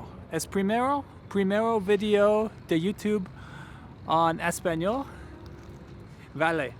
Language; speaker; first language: Spanish; non-native, learner; English